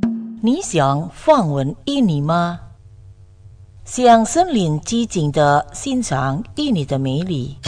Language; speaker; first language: Chinese; non-native, learner; Indonesian